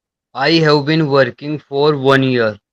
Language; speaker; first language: English; non-native, learner; Hindi